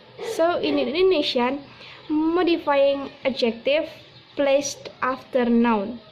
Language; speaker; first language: English; non-native, learner; Indonesian